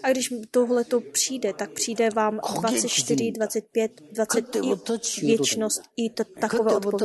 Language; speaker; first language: Czech; non-native, fluent; Korean